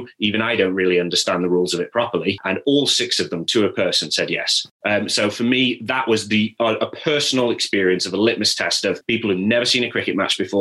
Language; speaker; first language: English; native; English